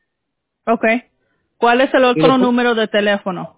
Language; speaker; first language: Spanish; early bilingual, heritage; Spanish